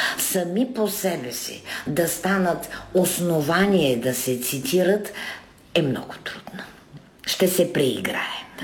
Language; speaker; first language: Bulgarian; native; Bulgarian